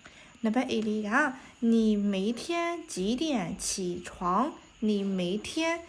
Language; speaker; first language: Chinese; non-native, fluent; Burmese